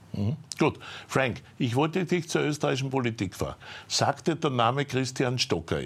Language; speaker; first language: German; native; German